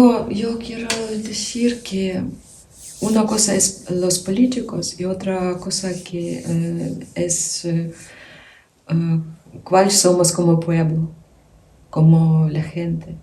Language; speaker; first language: Spanish; non-native, learner; Ukrainian